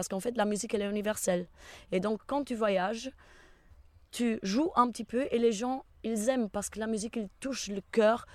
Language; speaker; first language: French; non-native, fluent; Portuguese